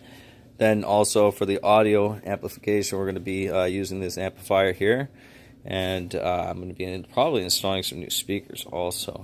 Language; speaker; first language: English; native; English